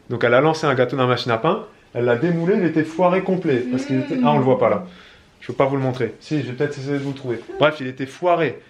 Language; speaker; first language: French; native; French